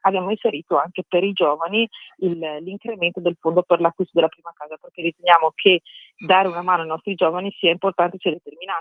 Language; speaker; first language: Italian; native; Italian